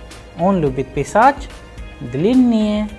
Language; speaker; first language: Russian; non-native, fluent; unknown